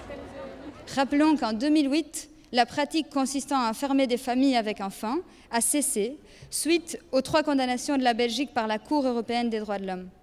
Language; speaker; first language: French; native; French